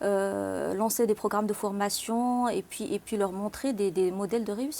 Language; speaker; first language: French; non-native, local second language; Arabic